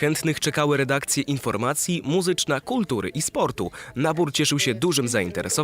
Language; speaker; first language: Polish; native; Polish